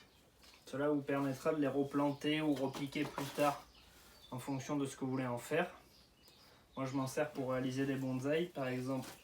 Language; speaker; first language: French; native; French